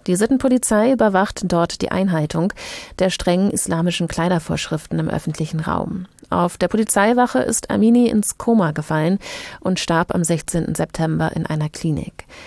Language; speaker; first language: German; native; German